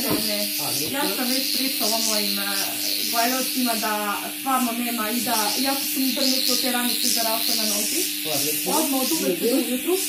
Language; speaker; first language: Serbian; native; Serbian